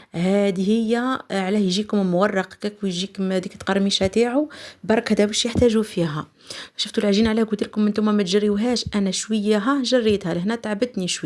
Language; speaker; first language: Arabic; native; Arabic